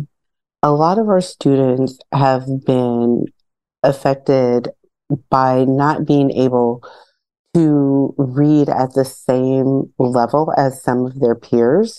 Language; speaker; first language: English; native; English